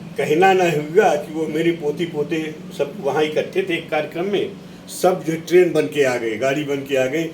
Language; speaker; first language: Hindi; native; Hindi